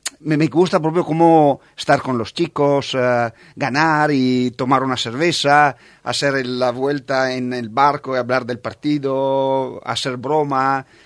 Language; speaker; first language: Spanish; non-native, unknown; Italian